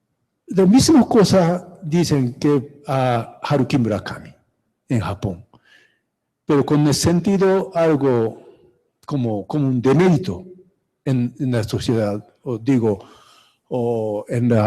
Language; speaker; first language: Spanish; non-native, fluent; Japanese